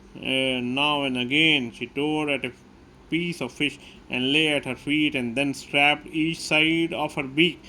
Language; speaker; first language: English; non-native, local second language; Hindi